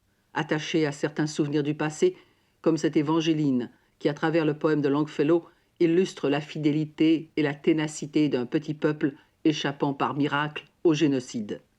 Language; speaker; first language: French; native; French